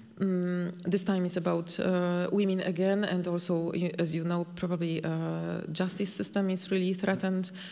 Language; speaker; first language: English; non-native, fluent; Polish